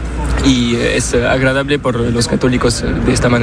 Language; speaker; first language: Spanish; non-native, learner; French